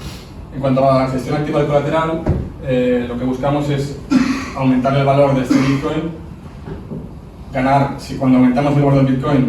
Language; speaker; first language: Spanish; native; Spanish